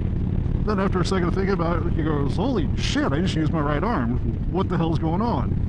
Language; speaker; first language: English; native; English